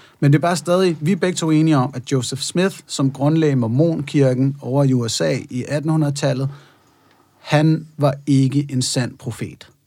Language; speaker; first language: Danish; native; Danish